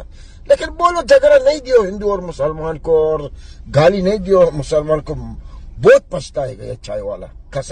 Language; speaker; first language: Hindi; non-native, learner; Arabic